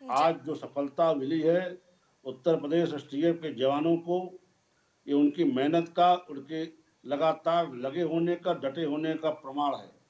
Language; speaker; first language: Hindi; native; Hindi